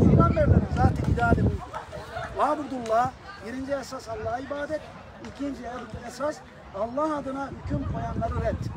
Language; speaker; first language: Turkish; native; Turkish